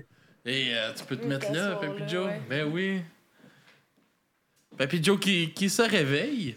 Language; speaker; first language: French; native; French